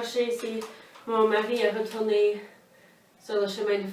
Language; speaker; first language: French; non-native, learner; English